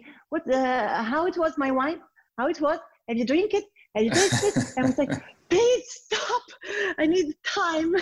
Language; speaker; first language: English; non-native, learner; Italian